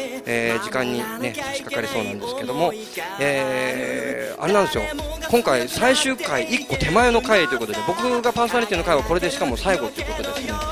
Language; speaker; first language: Japanese; native; Japanese